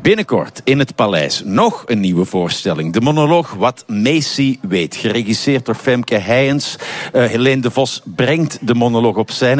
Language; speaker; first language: Dutch; native; Dutch